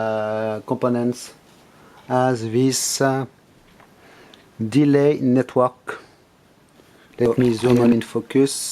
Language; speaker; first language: English; non-native, fluent; French